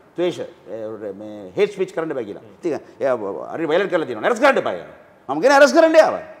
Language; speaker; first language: Sinhala; non-native, local second language; Tamil